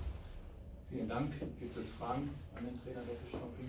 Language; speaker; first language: German; native; German